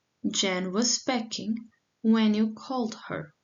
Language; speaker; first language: English; non-native, fluent; Portuguese